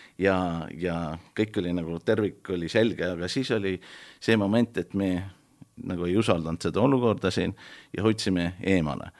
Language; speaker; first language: Estonian; early bilingual, heritage; Estonian